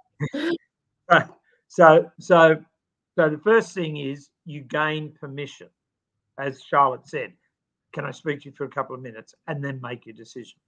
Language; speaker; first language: English; native; English